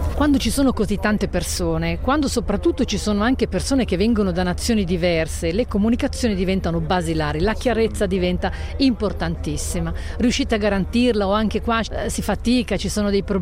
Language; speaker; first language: Italian; native; Italian